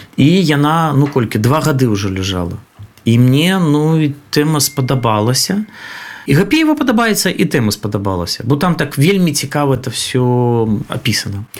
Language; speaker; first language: Belarusian; non-native, local second language; Russian